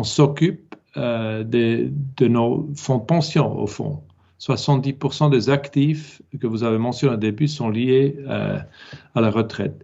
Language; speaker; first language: French; non-native, local second language; German